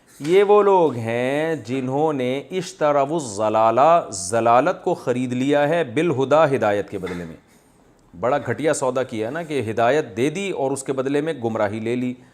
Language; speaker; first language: Urdu; native; Urdu